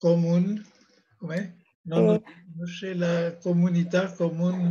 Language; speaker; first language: Italian; non-native, fluent; French